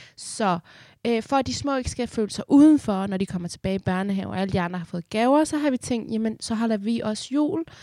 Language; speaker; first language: Danish; early bilingual, other home language; Persian